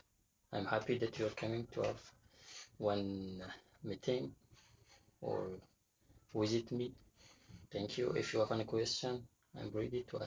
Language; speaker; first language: English; non-native, learner; Persian